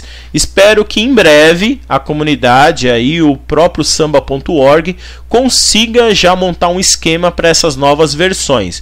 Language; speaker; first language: Portuguese; native; Portuguese